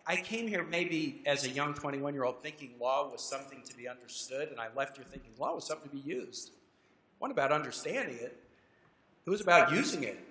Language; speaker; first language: English; native; English